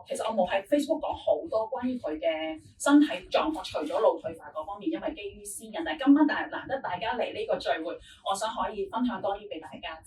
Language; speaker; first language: Cantonese; native; Cantonese